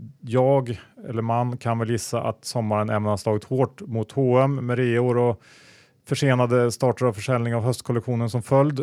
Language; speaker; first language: Swedish; native; Swedish